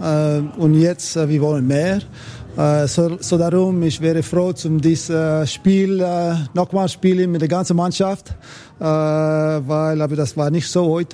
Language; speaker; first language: German; non-native, fluent; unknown